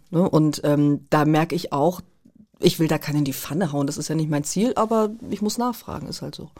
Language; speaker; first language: German; native; German